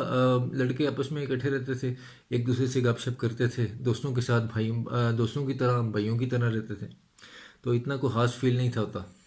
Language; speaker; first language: Urdu; non-native, local second language; Punjabi